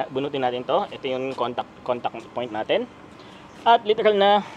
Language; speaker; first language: Filipino; native; Filipino